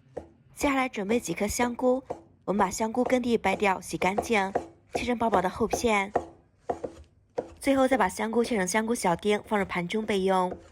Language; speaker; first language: Chinese; native; Chinese